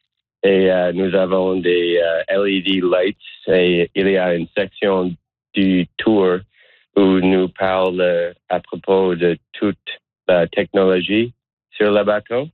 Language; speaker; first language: French; non-native, learner; English